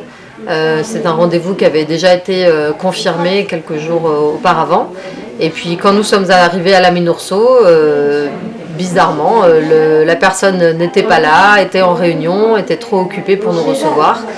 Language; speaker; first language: French; native; French